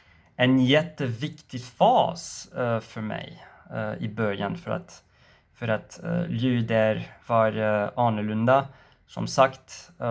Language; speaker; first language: Swedish; non-native, learner; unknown